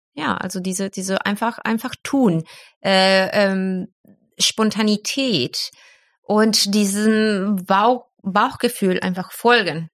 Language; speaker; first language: German; non-native, fluent; Spanish